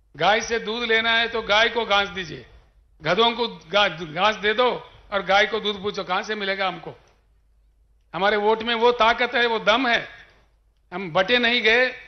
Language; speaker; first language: Hindi; non-native, local second language; Telugu